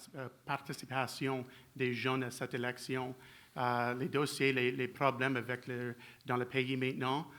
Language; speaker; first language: French; non-native, learner; English